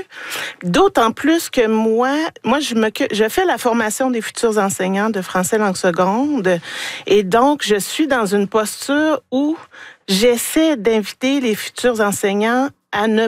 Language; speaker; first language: French; native; French